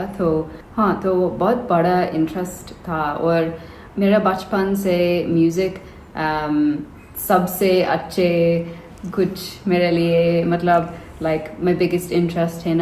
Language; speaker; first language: Hindi; non-native, learner; English